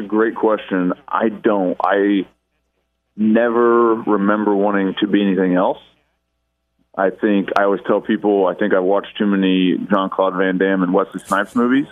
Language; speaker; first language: English; native; English